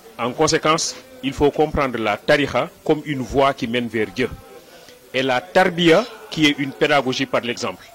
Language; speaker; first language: French; non-native, local second language; Wolof